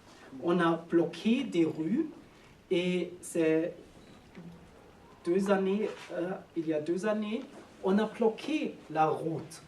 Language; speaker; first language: French; non-native, learner; German